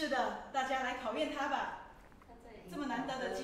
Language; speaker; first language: Chinese; native; Chinese